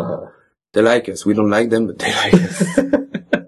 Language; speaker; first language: English; non-native, fluent; French